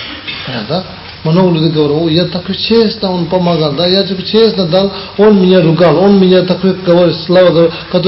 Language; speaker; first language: Russian; non-native, learner; Tibetan